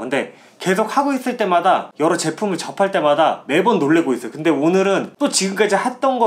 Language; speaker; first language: Korean; native; Korean